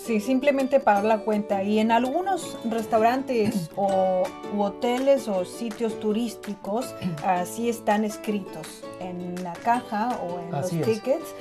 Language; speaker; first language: Spanish; non-native, fluent; Chinese